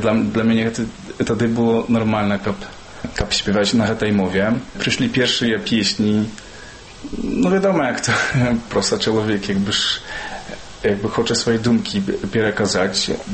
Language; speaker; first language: Belarusian; early bilingual, heritage; Belarusian